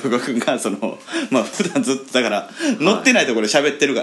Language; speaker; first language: Japanese; native; Japanese